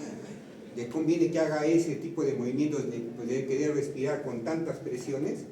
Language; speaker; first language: Spanish; native; Spanish